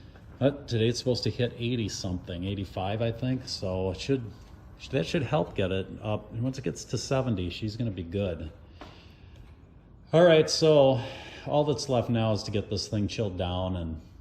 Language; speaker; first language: English; native; English